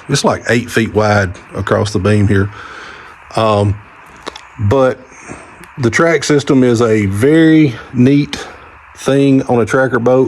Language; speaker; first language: English; native; English